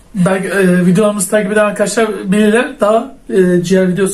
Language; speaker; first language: Turkish; native; Turkish